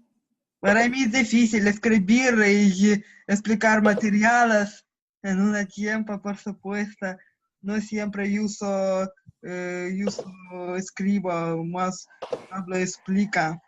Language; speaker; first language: Spanish; non-native, learner; Russian